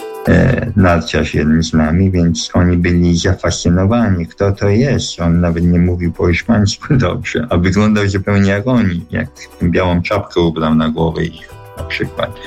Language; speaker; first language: Polish; early bilingual, heritage; Polish